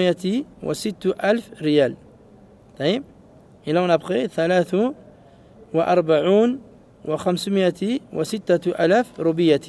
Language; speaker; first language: Arabic; non-native, fluent; French